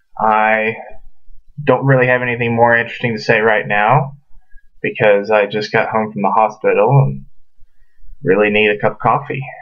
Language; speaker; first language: English; native; English